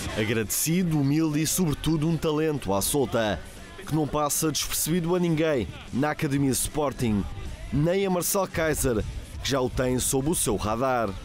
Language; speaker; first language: Portuguese; native; Portuguese